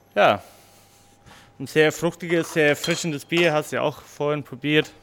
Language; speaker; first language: German; non-native, fluent; English